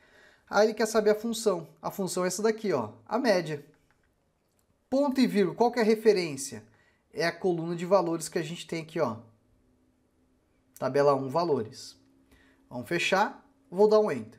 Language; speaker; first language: Portuguese; native; Portuguese